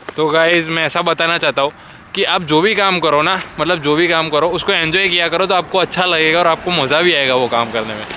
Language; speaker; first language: Hindi; non-native, local second language; Gujarati